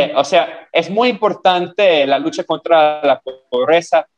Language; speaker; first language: Spanish; non-native, fluent; English